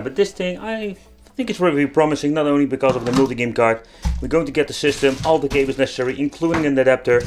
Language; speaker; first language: English; non-native, fluent; Dutch